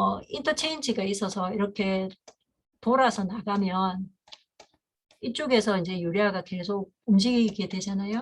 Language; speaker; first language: Korean; native; Korean